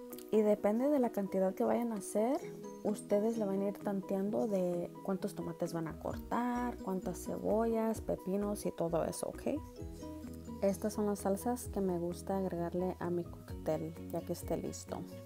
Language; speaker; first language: Spanish; early bilingual, heritage; Spanish